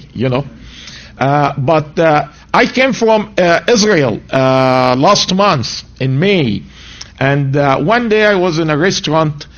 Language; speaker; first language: English; non-native, fluent; Arabic